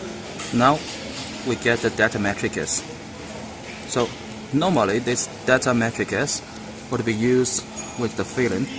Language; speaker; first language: English; non-native, learner; Chinese